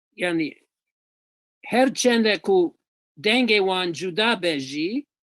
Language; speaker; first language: Kurdish; non-native, fluent; English